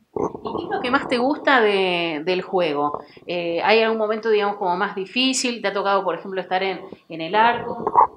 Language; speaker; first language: Spanish; native; Spanish